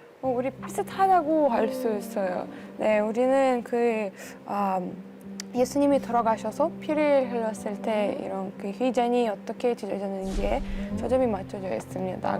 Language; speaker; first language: Korean; non-native, learner; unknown